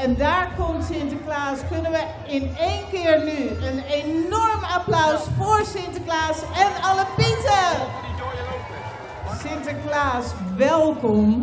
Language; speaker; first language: Dutch; native; Dutch